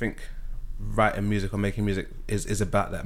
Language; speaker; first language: English; native; English